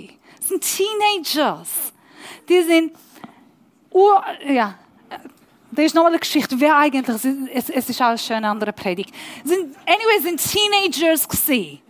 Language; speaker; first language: German; non-native, learner; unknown